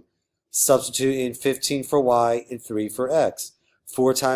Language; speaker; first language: English; native; English